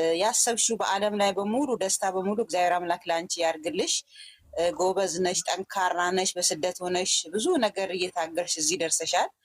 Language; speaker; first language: Amharic; native; Amharic